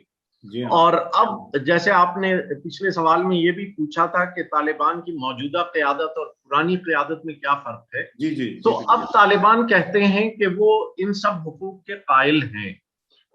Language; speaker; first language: Urdu; native; Urdu